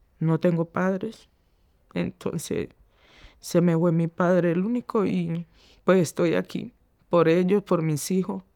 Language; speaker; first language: Spanish; native; Spanish